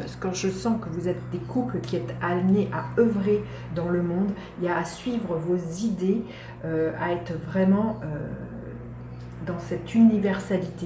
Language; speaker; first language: French; native; French